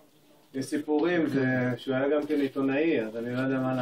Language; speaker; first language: Hebrew; native; Hebrew